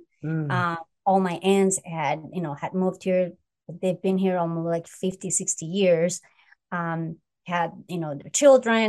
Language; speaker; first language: English; non-native, fluent; Spanish